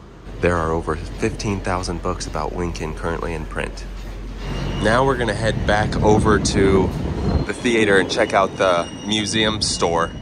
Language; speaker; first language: English; native; English